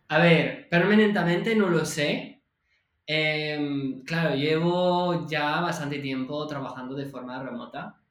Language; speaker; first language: Spanish; non-native, fluent; English